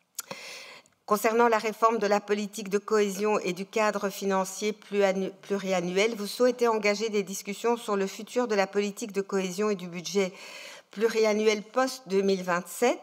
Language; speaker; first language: French; native; French